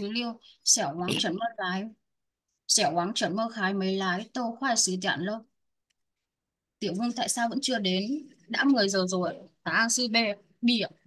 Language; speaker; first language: Chinese; non-native, learner; Vietnamese